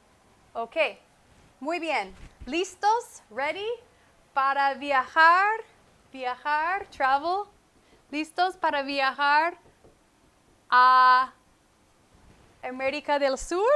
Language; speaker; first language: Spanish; non-native, fluent; English